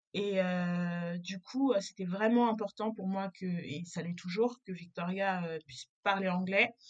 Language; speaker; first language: French; native; French